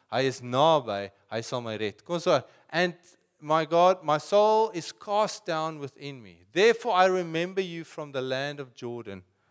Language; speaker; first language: English; non-native, local second language; Afrikaans